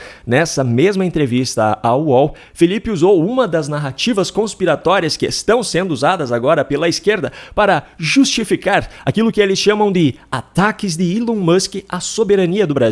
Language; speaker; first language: Portuguese; native; Portuguese